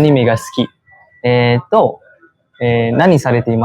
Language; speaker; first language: Japanese; non-native, fluent; Malay